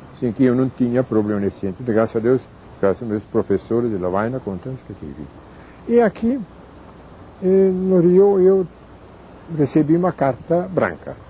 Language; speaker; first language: Portuguese; non-native, fluent; Hungarian